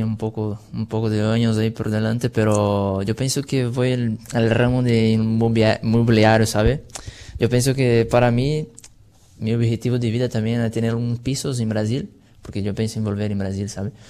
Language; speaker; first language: Spanish; non-native, fluent; Portuguese